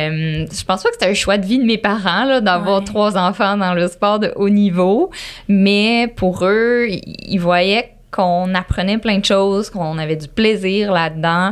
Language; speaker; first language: French; native; French